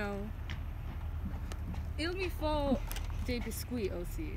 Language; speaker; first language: French; non-native, learner; English